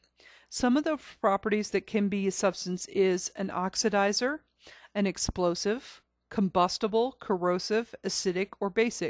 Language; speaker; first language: English; native; English